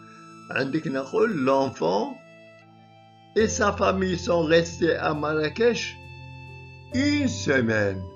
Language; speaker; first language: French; non-native, local second language; Arabic